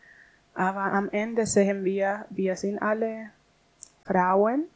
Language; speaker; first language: German; non-native, learner; Spanish